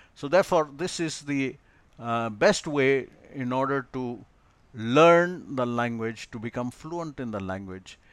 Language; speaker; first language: English; non-native, local second language; Malayalam